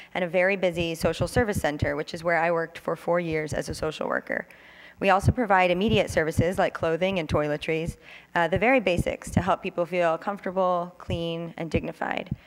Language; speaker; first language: English; native; English